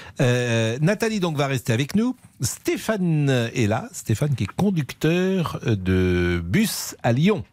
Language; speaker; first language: French; native; French